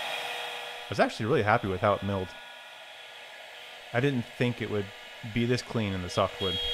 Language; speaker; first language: English; native; English